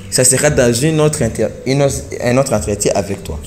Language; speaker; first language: French; non-native, learner; Rundi